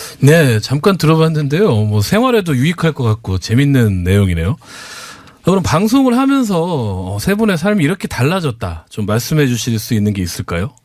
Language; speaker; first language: Korean; native; Korean